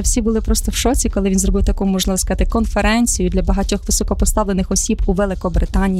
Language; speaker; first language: Ukrainian; native; Ukrainian